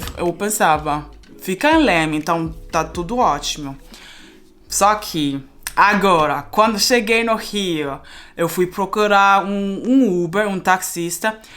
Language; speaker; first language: Portuguese; non-native, fluent; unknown